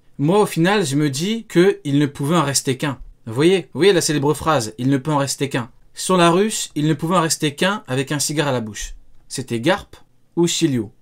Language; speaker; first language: French; native; French